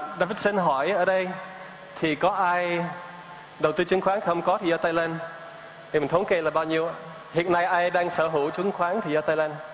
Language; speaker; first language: Vietnamese; non-native, fluent; English